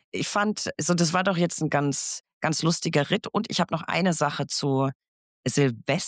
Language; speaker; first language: German; native; German